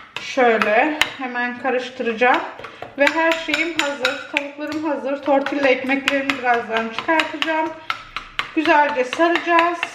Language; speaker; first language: Turkish; early bilingual, heritage; Turkish